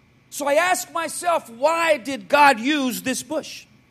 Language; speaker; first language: English; native; English